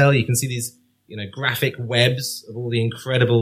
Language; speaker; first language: English; native; English